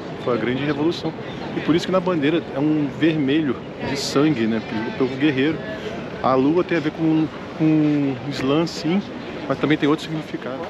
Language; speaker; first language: Portuguese; native; Portuguese